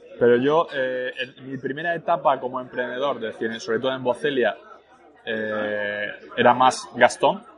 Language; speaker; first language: Spanish; early bilingual, other home language; French